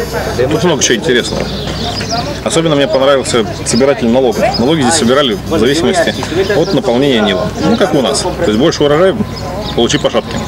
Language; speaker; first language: Russian; native; Russian